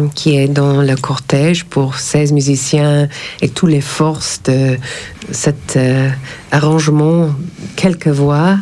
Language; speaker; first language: French; non-native, fluent; English